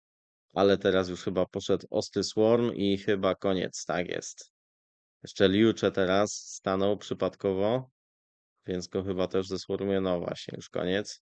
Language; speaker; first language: Polish; native; Polish